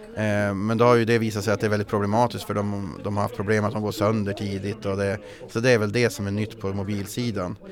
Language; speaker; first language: Swedish; native; Swedish